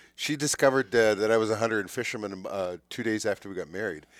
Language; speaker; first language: English; native; English